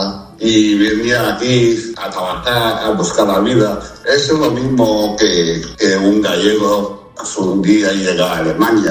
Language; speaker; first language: Spanish; non-native, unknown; Chinese